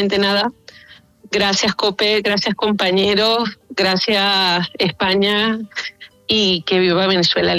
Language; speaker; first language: Spanish; native; Spanish